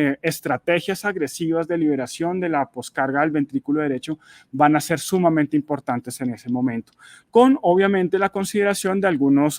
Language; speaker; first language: Spanish; native; Spanish